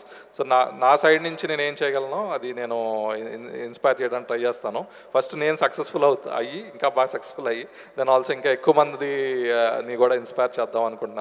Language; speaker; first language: Telugu; early bilingual, heritage; Telugu